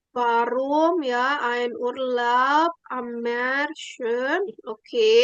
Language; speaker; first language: German; non-native, fluent; Indonesian